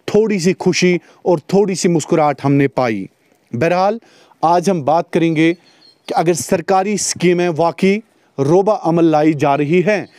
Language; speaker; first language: Hindi; non-native, local second language; Kashmiri